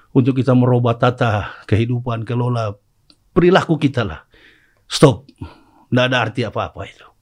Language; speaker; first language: Indonesian; native; Indonesian